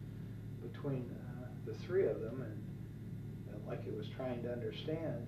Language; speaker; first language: English; native; English